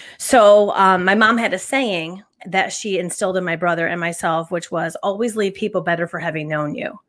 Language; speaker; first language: English; native; English